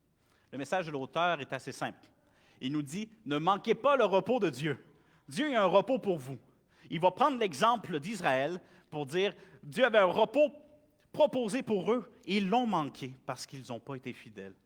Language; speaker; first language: French; native; French